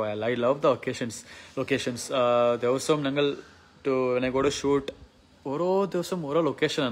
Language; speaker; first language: Malayalam; early bilingual, heritage; Malayalam